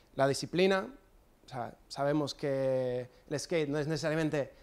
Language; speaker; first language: Spanish; non-native, fluent; English